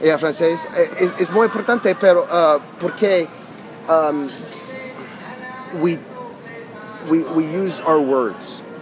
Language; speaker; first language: Spanish; early bilingual, heritage; Spanish